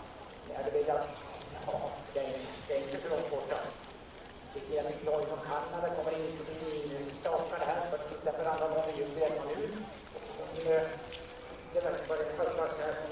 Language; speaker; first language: Swedish; native; Swedish